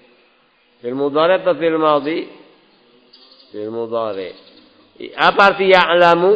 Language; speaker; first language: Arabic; non-native, fluent; Indonesian